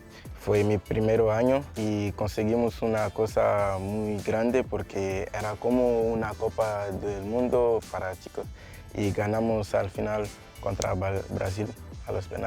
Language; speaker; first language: Spanish; non-native, learner; Portuguese